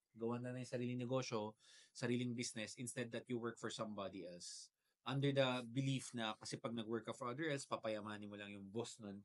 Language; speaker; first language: Filipino; native; Filipino